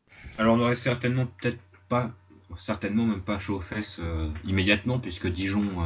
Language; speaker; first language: French; native; French